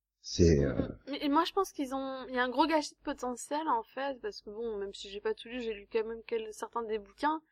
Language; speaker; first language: French; native; French